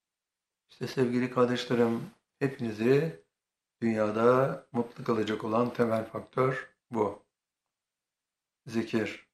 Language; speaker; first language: Turkish; native; Turkish